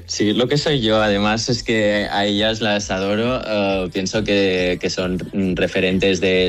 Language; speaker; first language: Spanish; native; Spanish